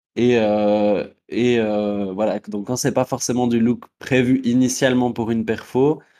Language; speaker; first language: French; native; French